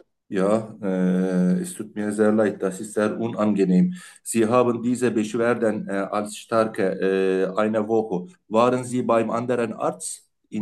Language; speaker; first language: German; non-native, learner; Turkish